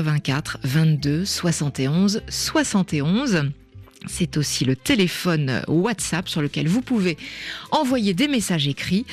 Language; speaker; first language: French; native; French